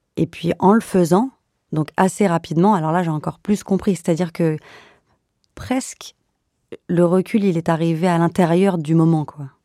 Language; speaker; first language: French; native; French